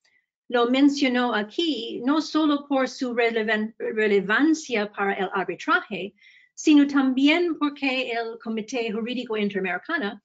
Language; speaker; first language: Spanish; non-native, fluent; English